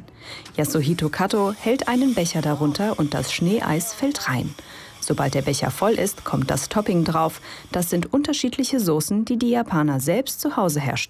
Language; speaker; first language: German; native; German